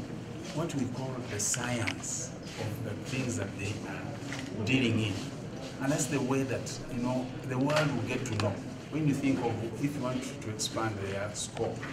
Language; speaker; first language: English; non-native, local second language; Ganda